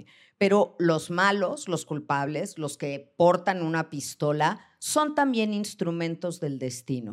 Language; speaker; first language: Spanish; native; Spanish